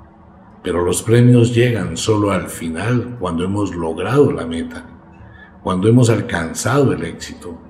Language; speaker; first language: Spanish; native; Spanish